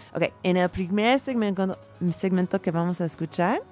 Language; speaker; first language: Spanish; non-native, fluent; English